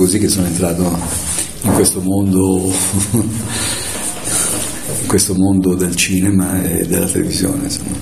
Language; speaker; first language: Italian; native; Italian